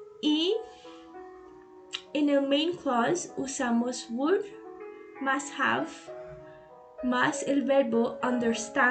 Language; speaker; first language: Spanish; non-native, fluent; English